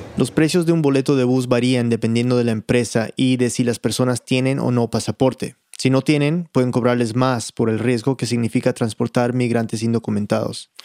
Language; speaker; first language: Spanish; early bilingual, heritage; Spanish